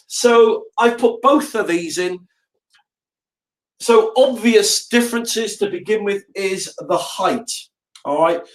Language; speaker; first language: English; native; English